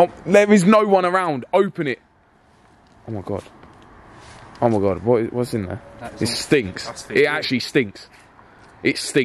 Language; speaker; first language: English; native; English